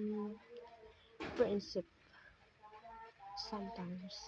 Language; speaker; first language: English; non-native, learner; Indonesian